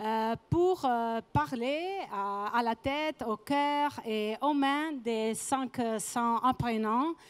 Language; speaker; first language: French; non-native, fluent; Italian